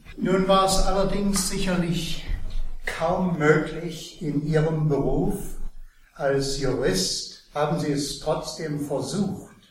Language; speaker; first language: German; native; German